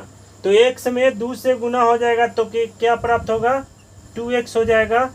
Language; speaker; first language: Hindi; native; Hindi